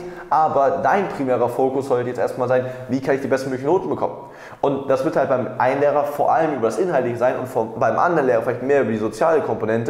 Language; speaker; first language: German; native; German